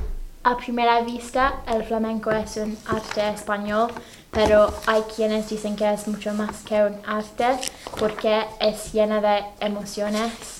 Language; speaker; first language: Spanish; non-native, fluent; English